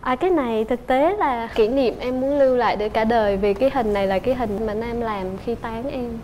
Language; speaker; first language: Vietnamese; native; Vietnamese